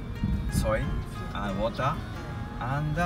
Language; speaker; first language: English; non-native, learner; Japanese